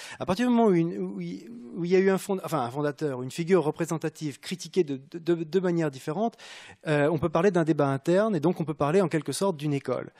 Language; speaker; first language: French; native; French